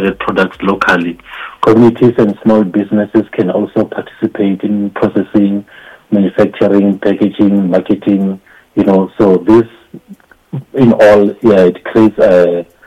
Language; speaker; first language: English; non-native, local second language; Northern Sotho